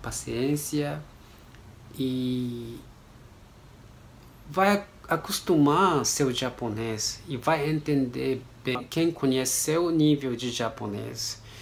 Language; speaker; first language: Portuguese; non-native, learner; Japanese